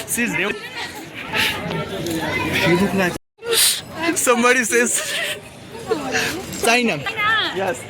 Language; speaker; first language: English; non-native, learner; Nepali